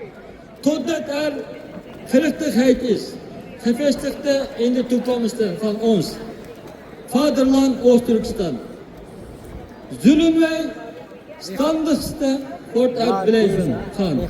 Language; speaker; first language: Dutch; non-native, fluent; Uyghur